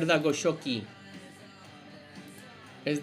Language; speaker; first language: Basque; non-native, learner; English